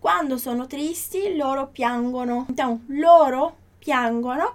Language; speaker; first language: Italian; non-native, fluent; Portuguese